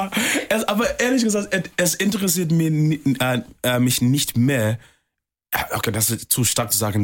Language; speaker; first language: German; non-native, fluent; English